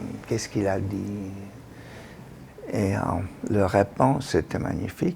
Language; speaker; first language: French; non-native, learner; Hungarian